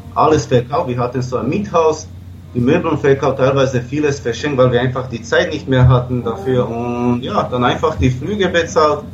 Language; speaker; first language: German; non-native, fluent; Slovak